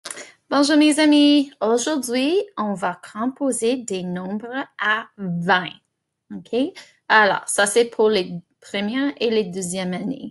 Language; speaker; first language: French; non-native, fluent; English